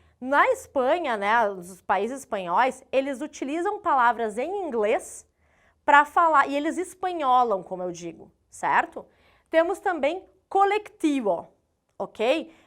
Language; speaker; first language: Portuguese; native; Portuguese